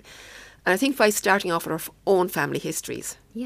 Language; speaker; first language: English; native; English